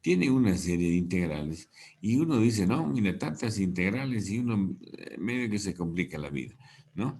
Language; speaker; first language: Spanish; native; Spanish